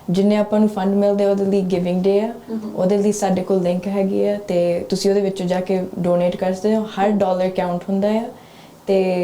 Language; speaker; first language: Punjabi; early bilingual, heritage; Punjabi